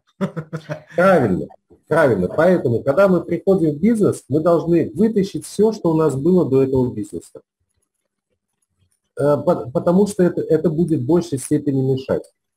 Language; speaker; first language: Russian; native; Russian